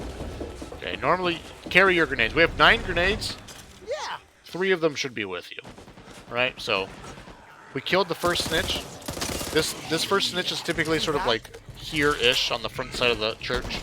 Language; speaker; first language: English; native; English